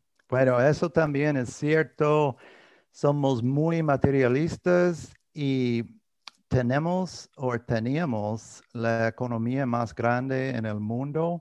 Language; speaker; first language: Spanish; non-native, fluent; English